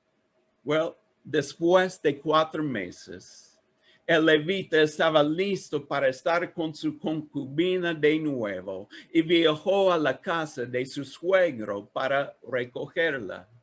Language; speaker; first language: Spanish; non-native, learner; English